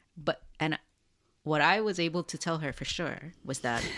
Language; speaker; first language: English; native; English